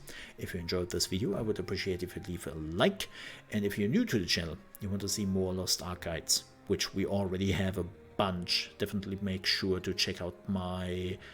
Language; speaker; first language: English; non-native, fluent; German